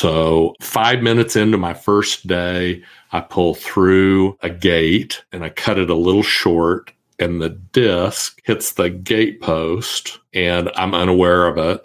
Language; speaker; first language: English; native; English